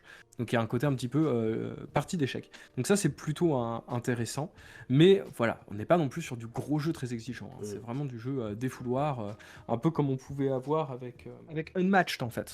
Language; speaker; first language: French; native; French